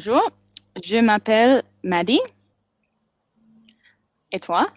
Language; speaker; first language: French; non-native, learner; English